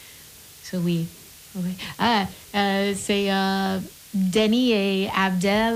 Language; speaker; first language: French; non-native, learner; English